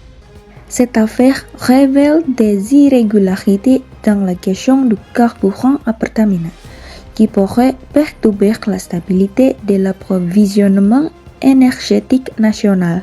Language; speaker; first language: French; non-native, learner; Indonesian